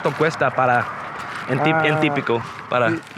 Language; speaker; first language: Spanish; non-native, learner; English